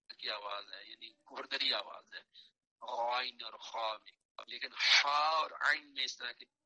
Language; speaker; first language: Urdu; non-native, local second language; Punjabi